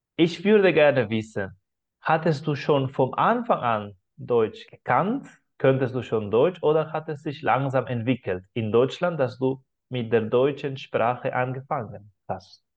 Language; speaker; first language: German; non-native, fluent; Spanish